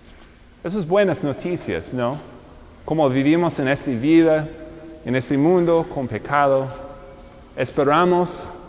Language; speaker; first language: Spanish; non-native, fluent; English